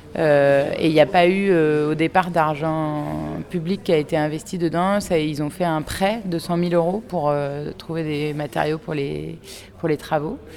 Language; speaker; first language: French; native; French